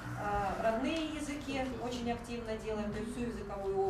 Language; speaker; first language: Russian; native; Russian